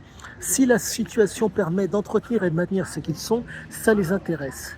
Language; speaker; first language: French; native; French